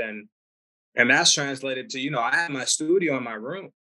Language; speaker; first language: English; early bilingual, other home language; Spanish